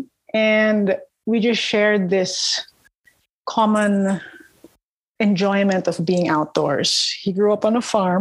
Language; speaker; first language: English; non-native, local second language; Filipino